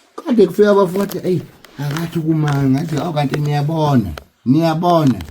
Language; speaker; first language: Zulu; native; Zulu